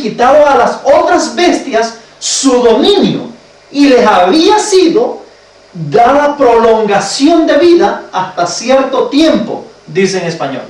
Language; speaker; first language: Spanish; native; Spanish